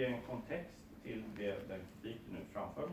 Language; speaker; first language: Swedish; native; Swedish